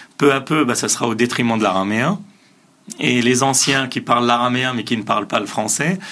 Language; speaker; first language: French; early bilingual, other home language; Assyrian Neo-Aramaic